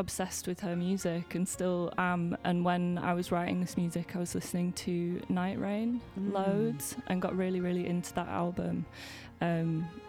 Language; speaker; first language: English; native; English